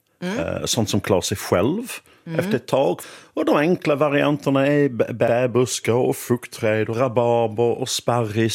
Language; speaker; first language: Swedish; native; Swedish